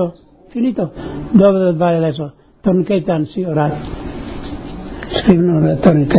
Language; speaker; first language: Italian; non-native, local second language; Friulian